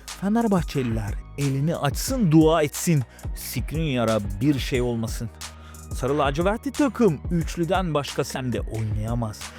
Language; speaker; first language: Turkish; native; Turkish